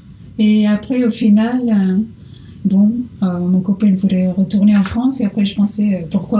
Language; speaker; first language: French; non-native, learner; Portuguese